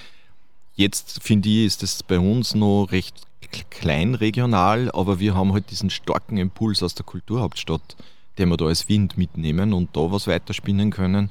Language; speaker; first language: German; native; German